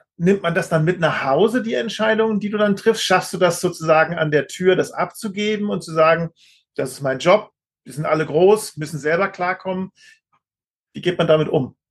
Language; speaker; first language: German; native; German